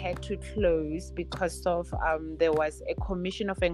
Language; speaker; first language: English; non-native, local second language; Tswana